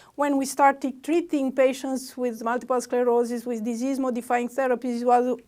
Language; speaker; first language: English; non-native, fluent; Romanian